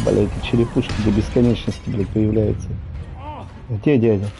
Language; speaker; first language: Russian; native; Russian